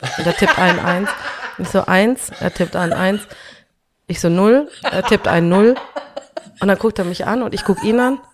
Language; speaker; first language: German; early bilingual, other home language; Hungarian